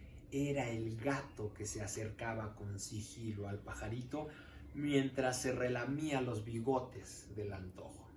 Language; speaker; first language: Spanish; native; Spanish